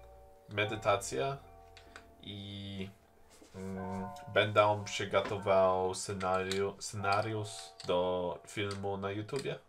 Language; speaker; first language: Polish; non-native, learner; English